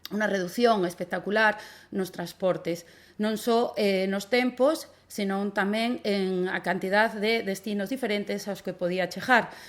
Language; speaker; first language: Galician; non-native, local second language; Spanish